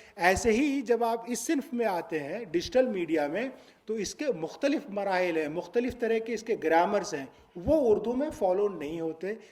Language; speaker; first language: Urdu; native; Urdu